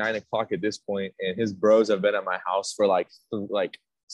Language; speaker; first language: English; native; English